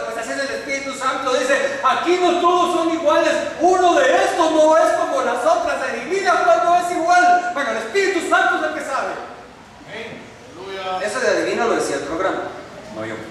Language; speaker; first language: Spanish; native; Spanish